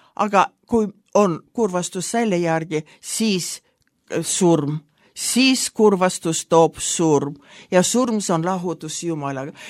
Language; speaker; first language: Estonian; non-native, local second language; Russian